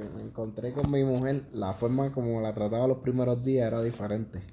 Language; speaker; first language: Spanish; native; Spanish